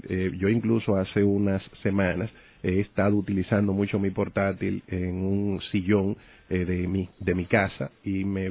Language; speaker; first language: Spanish; native; Spanish